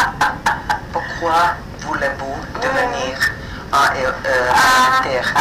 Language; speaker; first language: French; non-native, learner; Finnish